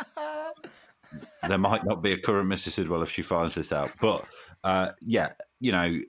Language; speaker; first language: English; native; English